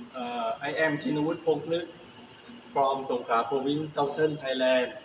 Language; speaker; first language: English; non-native, learner; Thai